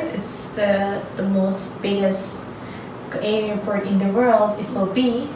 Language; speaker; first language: English; non-native, learner; Turkish